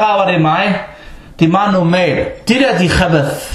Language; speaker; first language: Danish; non-native, fluent; Arabic